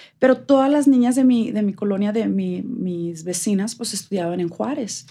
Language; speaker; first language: Spanish; native; Spanish